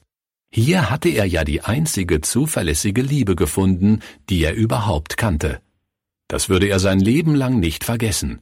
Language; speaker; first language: German; native; German